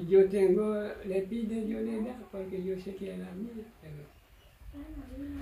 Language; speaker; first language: Spanish; non-native, learner; Haitian Creole